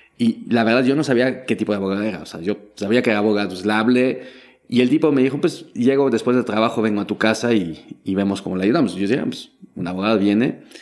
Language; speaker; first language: Spanish; non-native, fluent; French